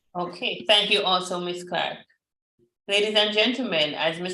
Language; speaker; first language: English; native; English